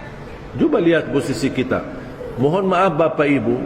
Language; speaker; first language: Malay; non-native, fluent; Arabic